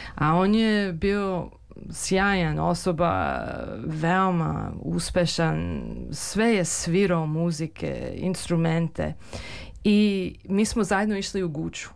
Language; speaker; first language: Serbian; early bilingual, heritage; Serbian